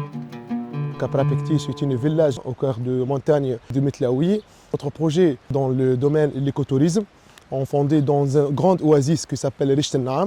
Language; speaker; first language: French; non-native, local second language; Arabic